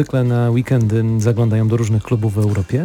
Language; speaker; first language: Polish; native; Polish